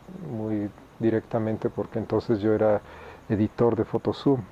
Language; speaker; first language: Spanish; native; Spanish